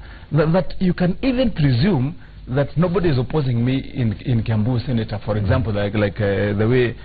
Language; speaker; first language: English; non-native, local second language; Kikuyu